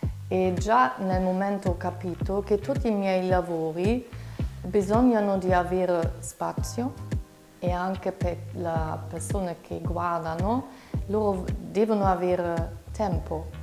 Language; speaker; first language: Italian; non-native, fluent; German